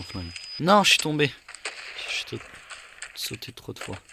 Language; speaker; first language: French; native; French